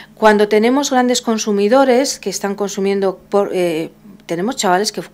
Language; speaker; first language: Spanish; native; Spanish